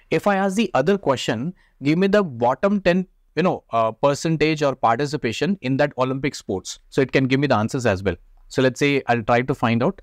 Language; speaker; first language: English; non-native, local second language; Hindi